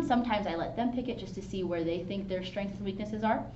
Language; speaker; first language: English; native; English